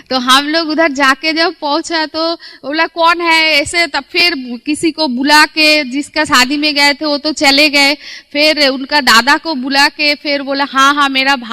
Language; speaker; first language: Hindi; non-native, local second language; Bangla